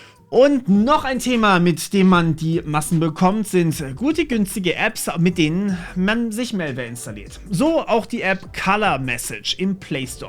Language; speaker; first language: German; native; German